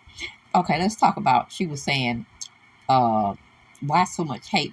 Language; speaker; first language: English; native; English